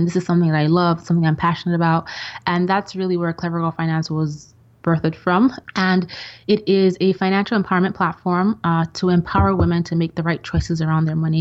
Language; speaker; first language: English; non-native, local second language; Yoruba